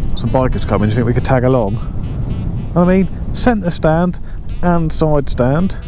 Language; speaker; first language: English; native; English